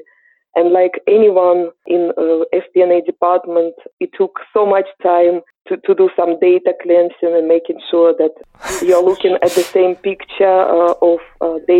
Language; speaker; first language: English; non-native, fluent; Ukrainian